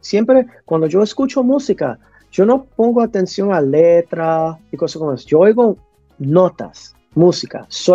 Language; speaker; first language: Spanish; early bilingual, heritage; English